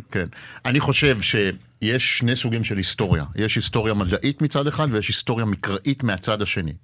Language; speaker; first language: Hebrew; native; Hebrew